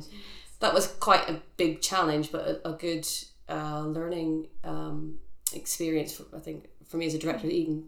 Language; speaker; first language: English; native; English